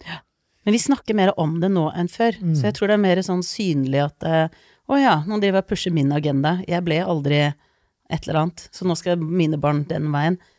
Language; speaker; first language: Norwegian; early bilingual, other home language; Icelandic